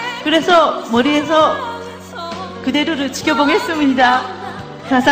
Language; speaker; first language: Korean; non-native, learner; Japanese